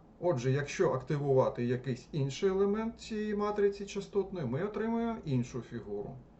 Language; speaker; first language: Ukrainian; non-native, local second language; Russian